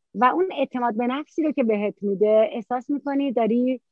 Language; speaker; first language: Persian; native; Persian